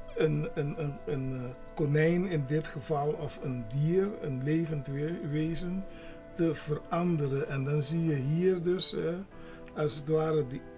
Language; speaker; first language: English; non-native, learner; Papiamento